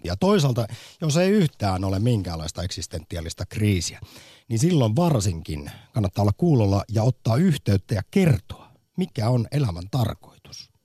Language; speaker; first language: Finnish; native; Finnish